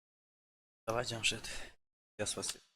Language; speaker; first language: Russian; non-native, local second language; Tajik